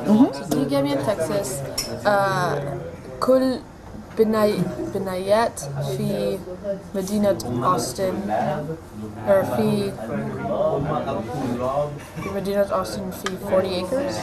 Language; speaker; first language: Arabic; non-native, learner; English